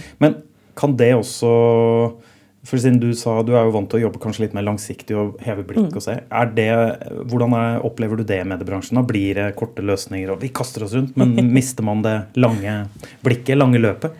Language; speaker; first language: Norwegian; native; Norwegian